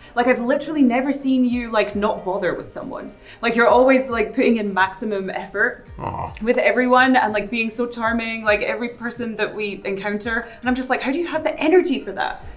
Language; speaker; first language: English; native; English